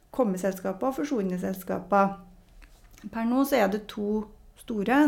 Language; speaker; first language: Norwegian; native; Norwegian